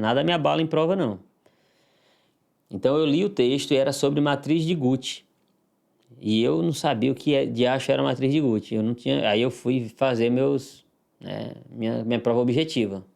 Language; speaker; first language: Portuguese; native; Portuguese